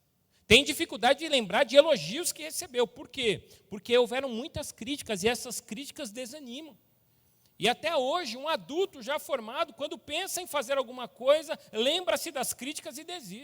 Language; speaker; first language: Portuguese; native; Portuguese